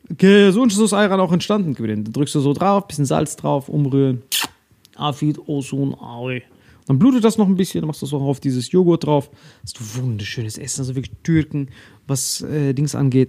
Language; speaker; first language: German; native; German